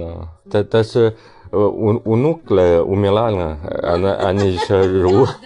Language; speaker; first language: Russian; non-native, learner; Chinese